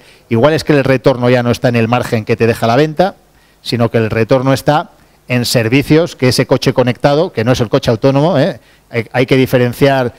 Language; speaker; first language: Spanish; native; Spanish